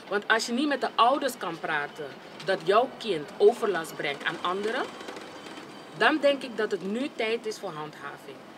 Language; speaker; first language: Dutch; non-native, fluent; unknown